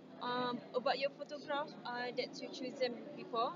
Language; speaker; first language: English; non-native, learner; Malay